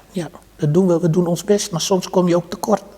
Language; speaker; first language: Dutch; early bilingual, other home language; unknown